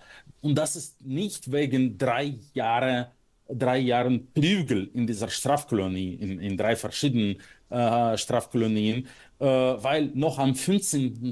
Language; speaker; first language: German; non-native, fluent; Russian